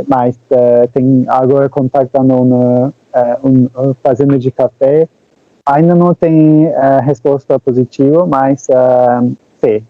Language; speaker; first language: Portuguese; non-native, learner; Turkish